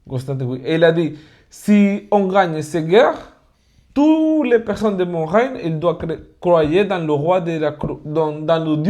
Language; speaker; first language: French; non-native, fluent; Spanish